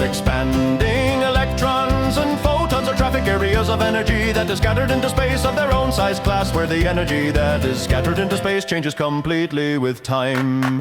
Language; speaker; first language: English; non-native, fluent; Finnish